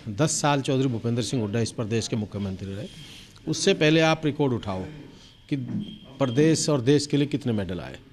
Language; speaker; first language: Hindi; native; Hindi